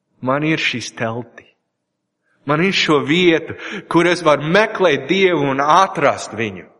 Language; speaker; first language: Latvian; non-native, learner; English